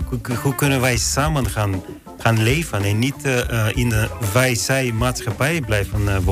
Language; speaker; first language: Dutch; non-native, fluent; Bulgarian